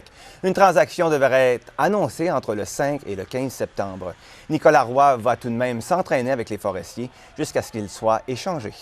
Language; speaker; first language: French; native; French